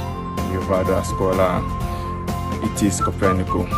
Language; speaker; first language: Italian; non-native, learner; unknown